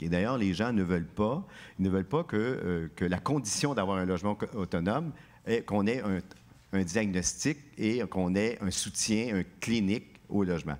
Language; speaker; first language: French; native; French